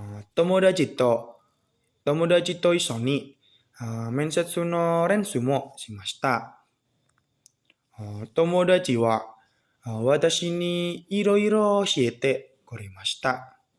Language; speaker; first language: Japanese; non-native, learner; Indonesian